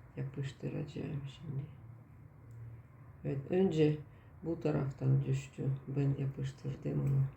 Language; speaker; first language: Turkish; non-native, learner; Russian